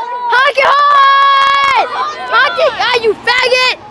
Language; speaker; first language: English; native; English